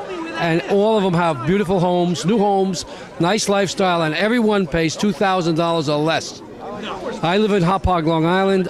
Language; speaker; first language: English; native; English